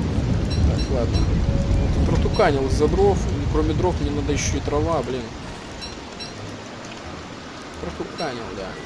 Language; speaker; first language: Russian; native; Russian